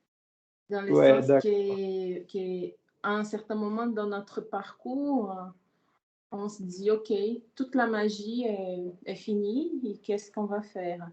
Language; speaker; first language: French; non-native, fluent; Portuguese